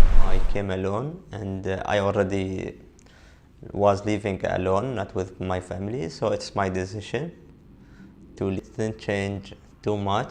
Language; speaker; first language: English; non-native, learner; Arabic